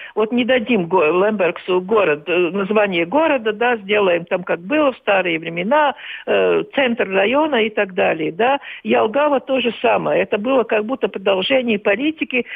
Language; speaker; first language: Russian; non-native, local second language; Latvian